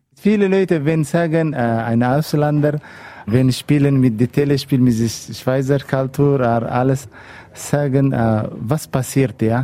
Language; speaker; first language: German; non-native, learner; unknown